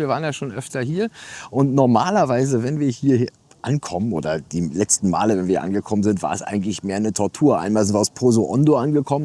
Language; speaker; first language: German; native; German